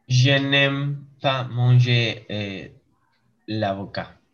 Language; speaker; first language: French; non-native, learner; English